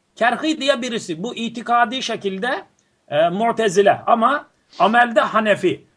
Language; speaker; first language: Turkish; native; Turkish